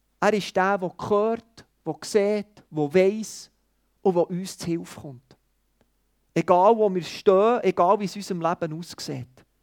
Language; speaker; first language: German; non-native, fluent; Swiss German